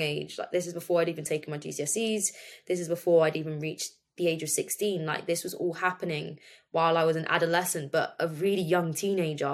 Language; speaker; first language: English; native; English